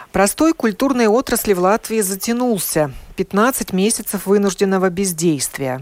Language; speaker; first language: Russian; native; Russian